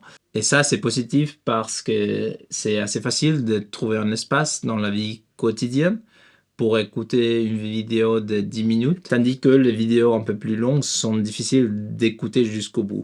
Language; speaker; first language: French; non-native, learner; Spanish